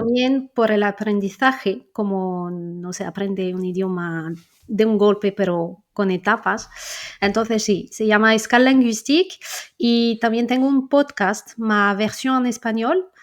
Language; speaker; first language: Spanish; non-native, fluent; French